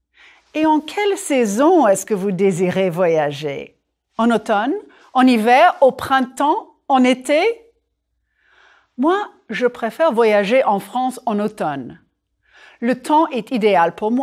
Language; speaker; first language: French; non-native, fluent; English